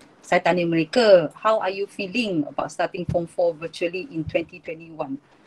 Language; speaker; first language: English; non-native, local second language; Malay